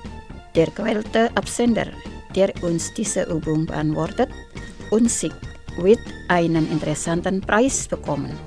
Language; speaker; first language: German; non-native, fluent; Indonesian